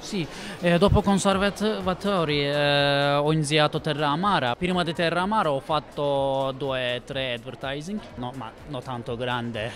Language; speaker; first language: Italian; non-native, learner; Turkish